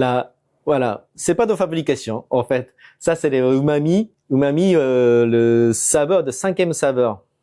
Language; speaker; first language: French; non-native, fluent; Japanese